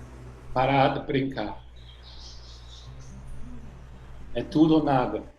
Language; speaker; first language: Portuguese; non-native, fluent; English